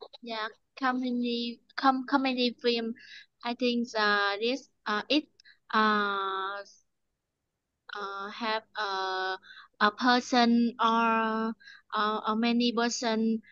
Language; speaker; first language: English; non-native, learner; Vietnamese